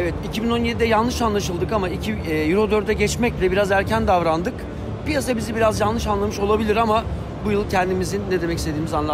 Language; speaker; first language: Turkish; native; Turkish